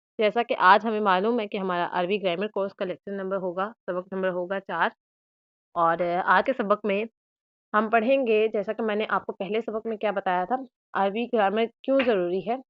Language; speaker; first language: Urdu; native; Urdu